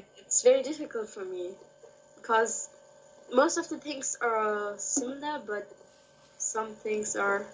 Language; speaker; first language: English; non-native, learner; Kurdish